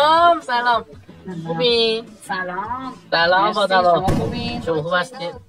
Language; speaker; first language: Persian; non-native, learner; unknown